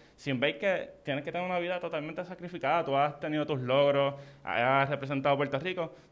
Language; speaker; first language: Spanish; native; Spanish